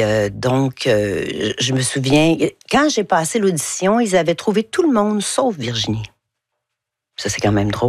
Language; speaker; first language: French; native; French